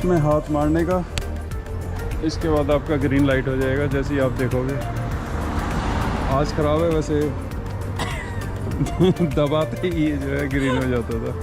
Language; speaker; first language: Hindi; native; Hindi